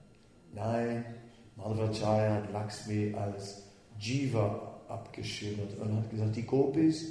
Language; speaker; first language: German; non-native, fluent; Dutch